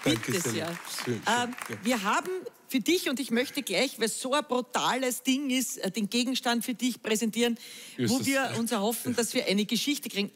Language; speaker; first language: German; native; German